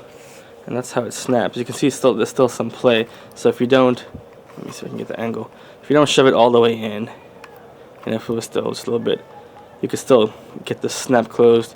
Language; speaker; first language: English; native; English